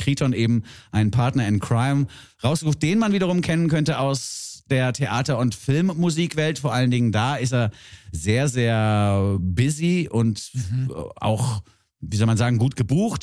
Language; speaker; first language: German; native; German